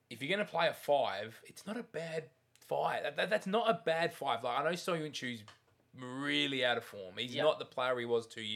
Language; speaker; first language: English; native; English